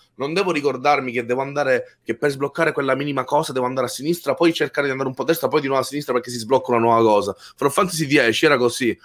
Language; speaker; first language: Italian; native; Italian